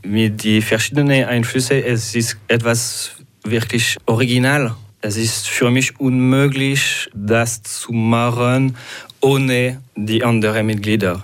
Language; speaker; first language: German; non-native, local second language; French